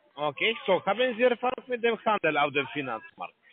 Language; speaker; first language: German; non-native, learner; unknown